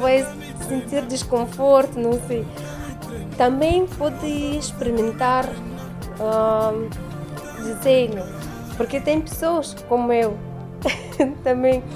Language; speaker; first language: Portuguese; non-native, learner; Russian